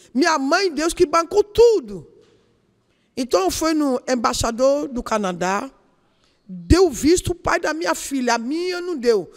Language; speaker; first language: Portuguese; non-native, learner; Yoruba